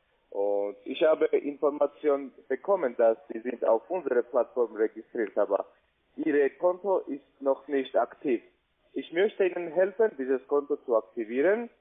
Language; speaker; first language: German; non-native, learner; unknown